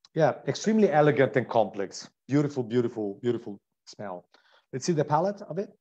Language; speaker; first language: English; non-native, fluent; Italian